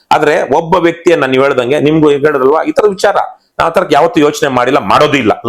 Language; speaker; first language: Kannada; native; Kannada